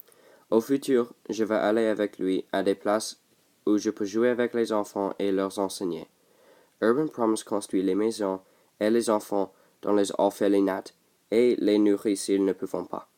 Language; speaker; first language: French; non-native, local second language; English